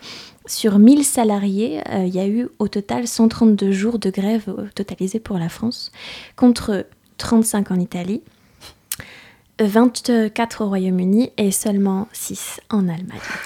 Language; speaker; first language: French; native; French